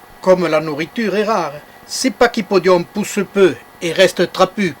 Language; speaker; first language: French; native; French